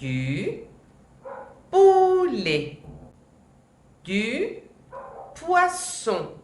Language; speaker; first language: French; non-native, fluent; Spanish